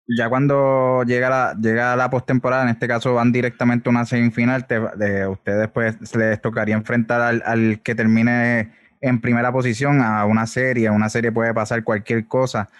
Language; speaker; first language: Spanish; native; Spanish